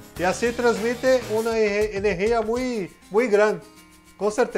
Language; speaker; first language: Spanish; non-native, learner; Portuguese